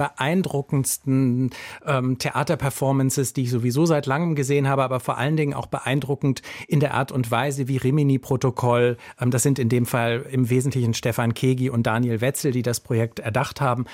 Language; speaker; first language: German; native; German